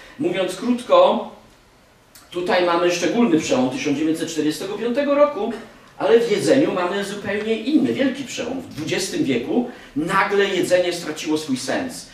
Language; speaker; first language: Polish; native; Polish